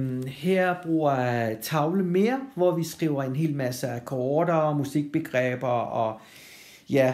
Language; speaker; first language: Danish; non-native, fluent; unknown